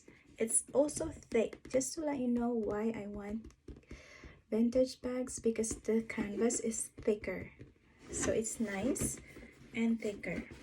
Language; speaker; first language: English; non-native, fluent; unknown